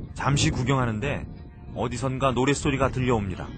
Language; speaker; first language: Korean; native; Korean